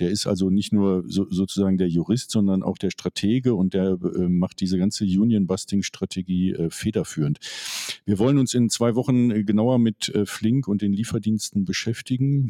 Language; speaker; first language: German; native; German